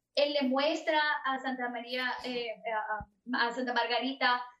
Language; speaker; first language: Spanish; native; Spanish